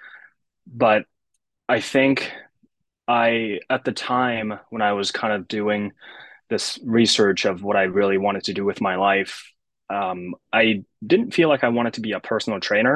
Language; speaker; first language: English; early bilingual, other home language; Japanese